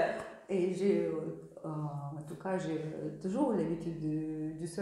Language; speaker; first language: French; non-native, learner; Russian